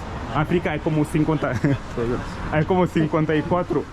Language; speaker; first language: Spanish; non-native, local second language; French